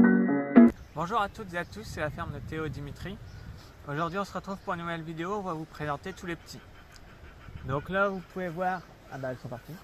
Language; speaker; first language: French; native; French